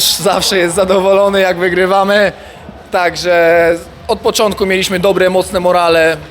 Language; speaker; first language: Polish; native; Polish